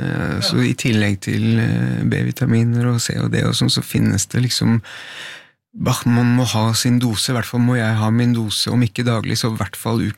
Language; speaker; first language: Norwegian; native; Norwegian